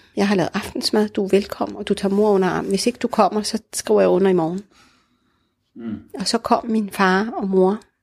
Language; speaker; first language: Danish; early bilingual, other home language; Arabic